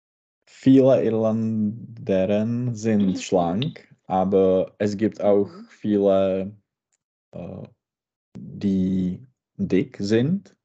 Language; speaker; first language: German; non-native, learner; Czech